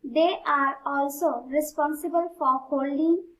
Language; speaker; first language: English; non-native, local second language; Marathi